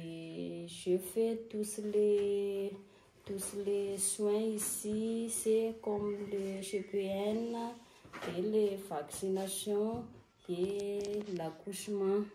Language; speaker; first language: French; non-native, local second language; Malagasy